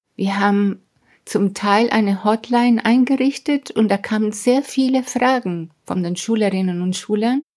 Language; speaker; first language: German; non-native, fluent; Spanish